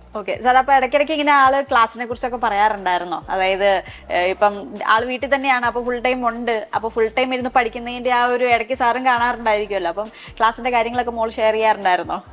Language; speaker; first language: Malayalam; native; Malayalam